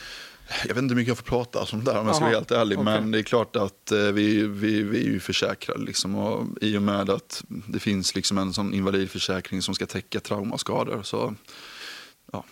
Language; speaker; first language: Swedish; native; Swedish